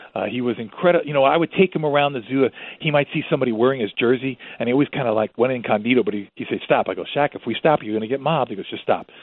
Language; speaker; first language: English; early bilingual, other home language; Spanish